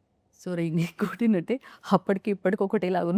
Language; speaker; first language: Telugu; native; Telugu